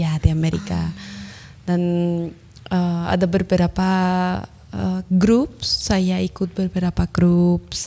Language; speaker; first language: Indonesian; non-native, learner; Spanish